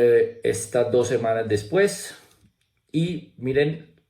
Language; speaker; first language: Spanish; native; Spanish